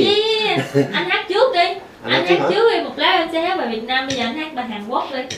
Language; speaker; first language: Vietnamese; native; Vietnamese